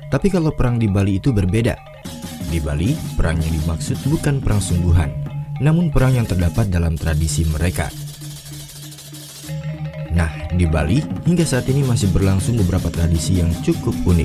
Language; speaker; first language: Indonesian; native; Indonesian